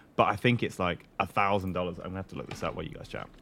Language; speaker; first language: English; native; English